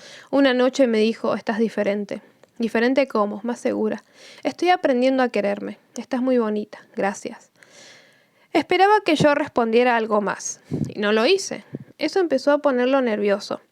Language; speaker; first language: Spanish; native; Spanish